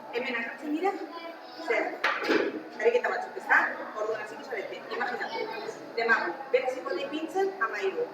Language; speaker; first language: Basque; non-native, local second language; Spanish